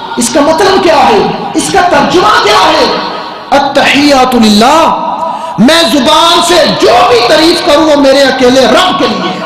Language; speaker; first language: Urdu; non-native, local second language; Punjabi